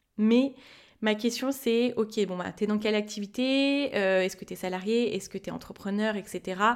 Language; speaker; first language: French; native; French